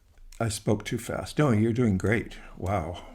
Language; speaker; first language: English; native; English